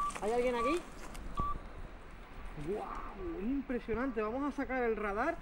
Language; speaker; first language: Spanish; native; Spanish